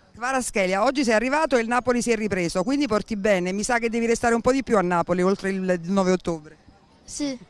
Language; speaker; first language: Italian; native; Italian